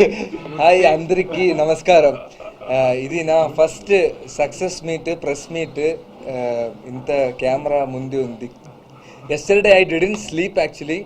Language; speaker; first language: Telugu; non-native, learner; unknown